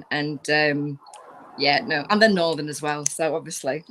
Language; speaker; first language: English; native; English